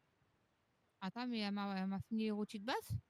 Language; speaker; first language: French; native; French